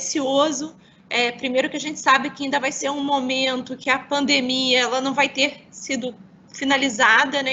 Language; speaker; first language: Portuguese; native; Portuguese